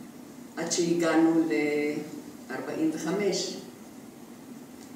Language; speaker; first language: Hebrew; non-native, fluent; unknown